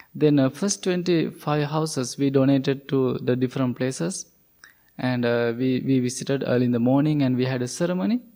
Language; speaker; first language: English; non-native, local second language; Sinhala